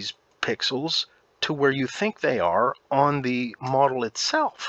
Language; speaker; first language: English; native; English